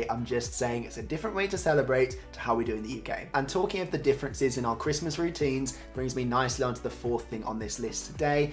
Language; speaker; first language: English; native; English